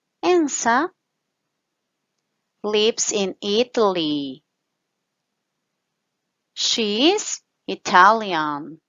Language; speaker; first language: English; non-native, fluent; Spanish